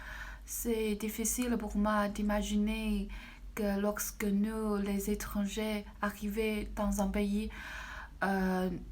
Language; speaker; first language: French; non-native, learner; Chinese